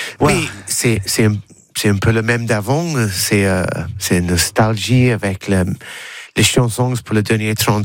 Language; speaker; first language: French; non-native, learner; English